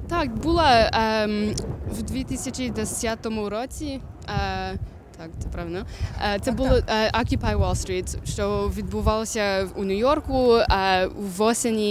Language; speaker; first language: Ukrainian; non-native, learner; English